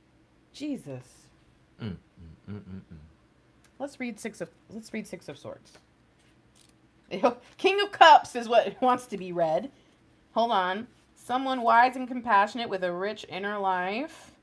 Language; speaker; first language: English; native; English